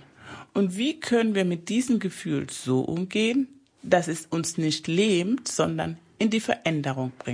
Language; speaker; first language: German; early bilingual, other home language; Spanish